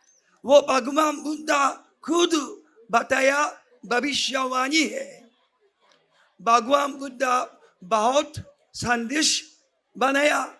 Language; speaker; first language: Hindi; non-native, fluent; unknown